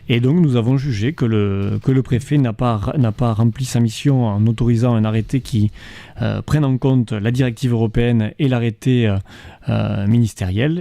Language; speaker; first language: French; native; French